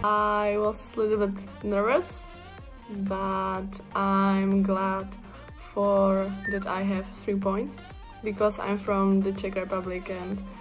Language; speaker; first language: English; non-native, fluent; Czech